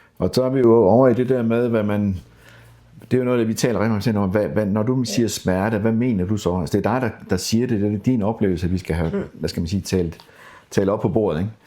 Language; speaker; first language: Danish; native; Danish